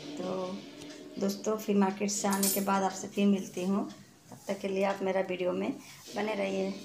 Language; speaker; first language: Hindi; non-native, local second language; Bangla